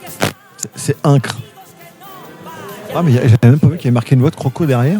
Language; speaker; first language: French; native; French